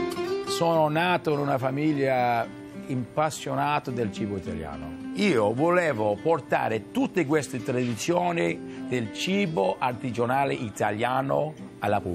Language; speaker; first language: Italian; early bilingual, heritage; Italian